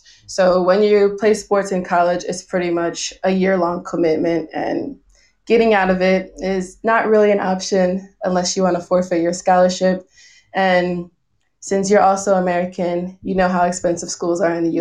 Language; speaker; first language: English; native; English